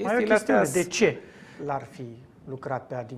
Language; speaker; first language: Romanian; native; Romanian